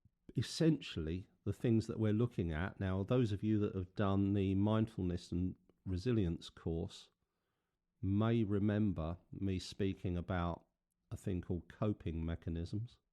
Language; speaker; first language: English; native; English